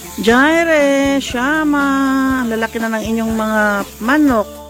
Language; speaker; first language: Filipino; non-native, local second language; Iloko